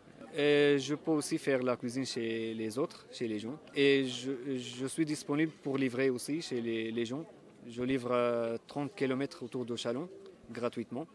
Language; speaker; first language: French; non-native, fluent; Arabic